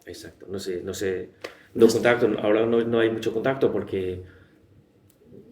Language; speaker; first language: Spanish; non-native, learner; Chinese